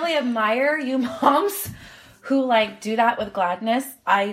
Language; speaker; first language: English; early bilingual, other home language; Norwegian